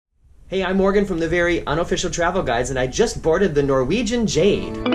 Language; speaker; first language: English; native; English